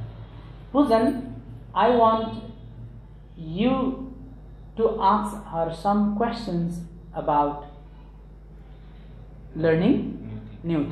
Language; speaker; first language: English; non-native, local second language; Nepali